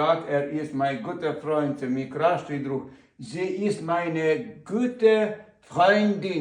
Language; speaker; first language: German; non-native, learner; Ukrainian